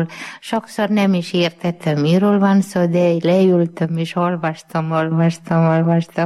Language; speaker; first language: Hungarian; non-native, learner; Malayalam